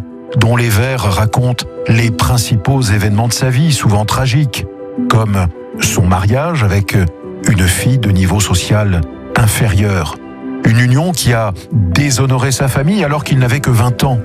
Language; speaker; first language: French; native; French